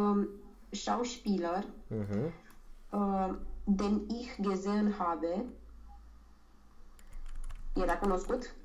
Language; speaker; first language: German; non-native, learner; Romanian